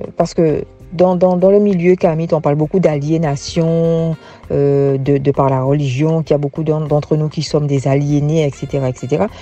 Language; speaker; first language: French; native; French